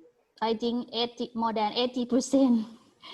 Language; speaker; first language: English; non-native, learner; Thai